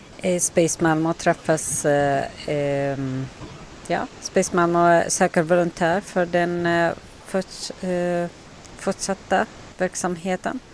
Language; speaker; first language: Swedish; non-native, learner; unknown